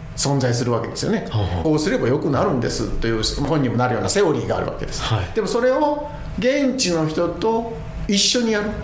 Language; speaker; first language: Japanese; native; Japanese